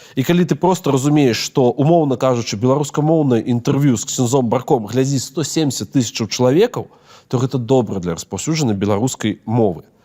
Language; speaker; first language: Belarusian; non-native, local second language; Russian